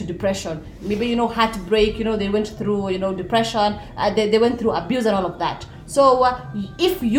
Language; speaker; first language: English; non-native, local second language; Somali